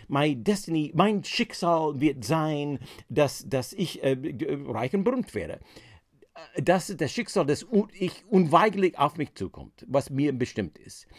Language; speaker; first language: German; non-native, fluent; English